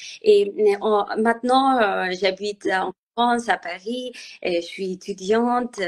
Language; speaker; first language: French; non-native, learner; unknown